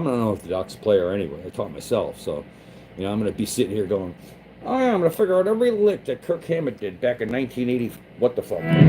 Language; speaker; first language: English; native; English